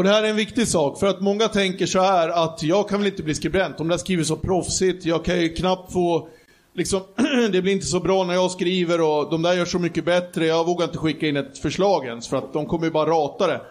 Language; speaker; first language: Swedish; native; Swedish